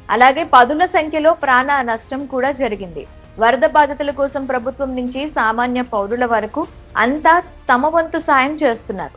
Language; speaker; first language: Telugu; native; Telugu